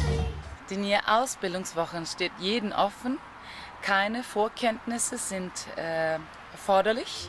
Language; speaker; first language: German; non-native, fluent; Swedish